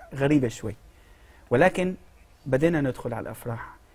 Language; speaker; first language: Arabic; native; Arabic